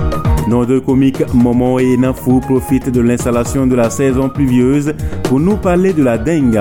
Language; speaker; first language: French; non-native, local second language; Mossi